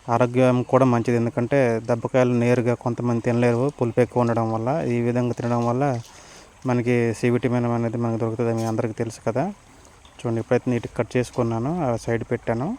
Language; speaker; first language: Telugu; non-native, local second language; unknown